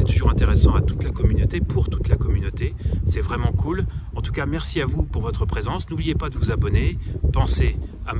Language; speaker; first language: French; native; French